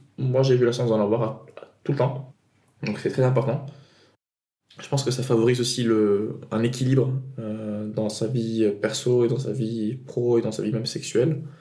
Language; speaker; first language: French; non-native, local second language; Arabic